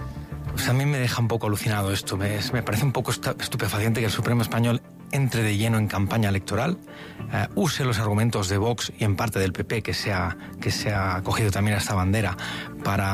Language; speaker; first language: Spanish; native; Spanish